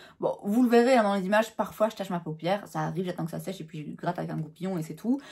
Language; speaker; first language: French; native; French